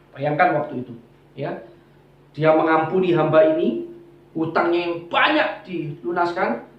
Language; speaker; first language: Indonesian; non-native, local second language; Javanese